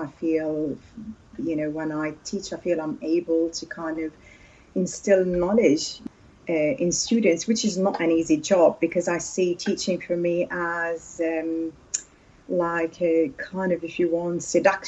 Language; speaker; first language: English; non-native, fluent; Arabic